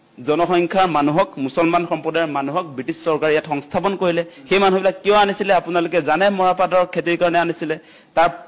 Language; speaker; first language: Assamese; native; Assamese